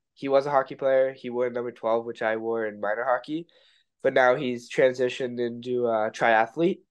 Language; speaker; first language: English; native; English